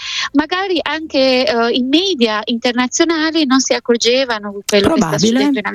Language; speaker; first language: Italian; non-native, fluent; Albanian